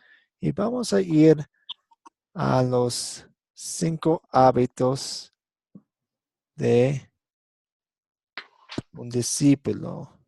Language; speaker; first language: Spanish; non-native, fluent; English